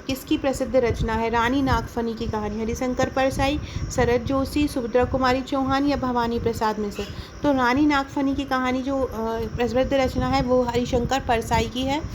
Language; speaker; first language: Hindi; native; Hindi